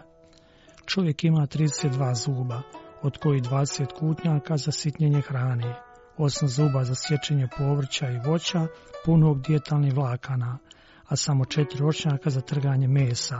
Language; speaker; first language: Croatian; native; Croatian